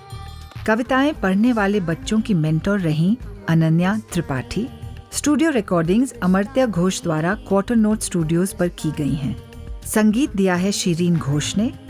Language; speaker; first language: Hindi; native; Hindi